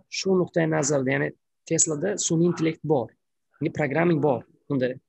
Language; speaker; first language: Uzbek; native; Uzbek